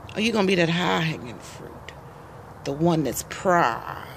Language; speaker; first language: English; native; English